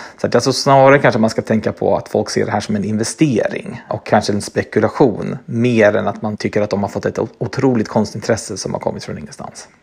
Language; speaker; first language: Swedish; native; Swedish